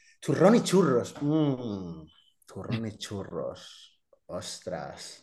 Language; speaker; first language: English; non-native, fluent; Spanish